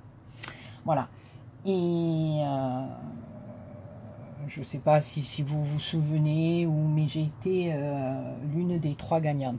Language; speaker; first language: French; native; French